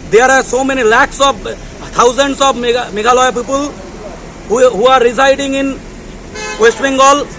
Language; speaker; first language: English; non-native, local second language; Bangla